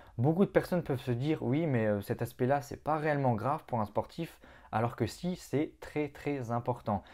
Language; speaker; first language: French; native; French